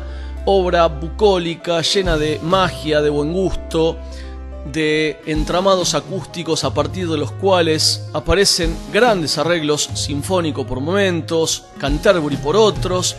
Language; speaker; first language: Spanish; native; Spanish